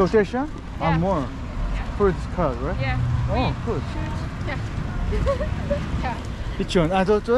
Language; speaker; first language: English; non-native, learner; Korean